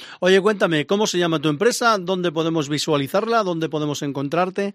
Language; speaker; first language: Spanish; native; Spanish